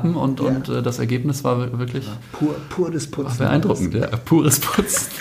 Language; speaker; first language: German; native; German